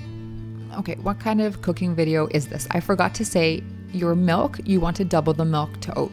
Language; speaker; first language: English; native; English